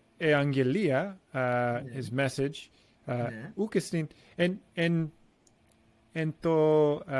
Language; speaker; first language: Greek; non-native, learner; English